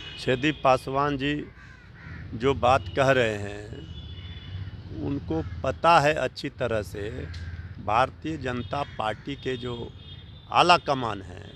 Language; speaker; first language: Hindi; native; Hindi